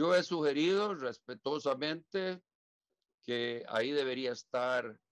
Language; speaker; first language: Spanish; native; Spanish